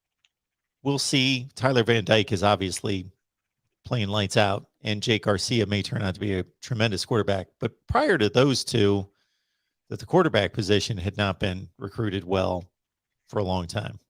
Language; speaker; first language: English; native; English